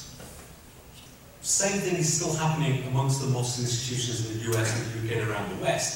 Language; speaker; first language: English; native; English